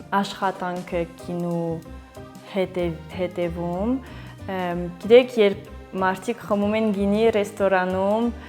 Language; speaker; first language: Armenian; early bilingual, heritage; Armenian